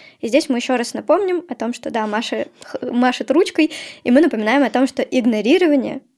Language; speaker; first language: Russian; native; Russian